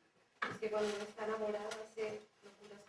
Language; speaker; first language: Spanish; native; Spanish